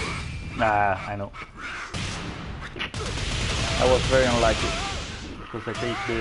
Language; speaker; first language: English; non-native, learner; Italian